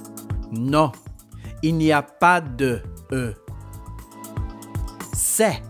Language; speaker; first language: French; non-native, fluent; English